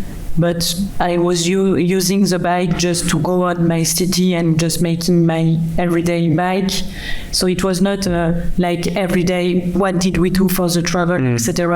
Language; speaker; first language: English; non-native, fluent; French